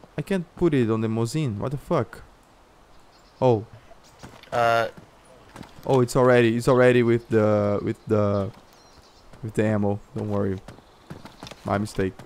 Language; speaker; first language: English; non-native, fluent; Portuguese